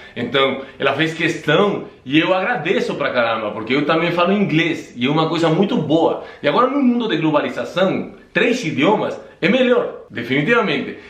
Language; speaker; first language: Portuguese; non-native, fluent; Spanish